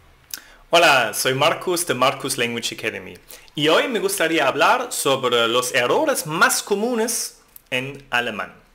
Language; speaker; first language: Spanish; non-native, fluent; German